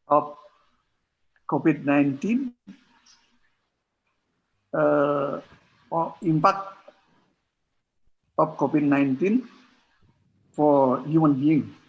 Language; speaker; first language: English; non-native, learner; Indonesian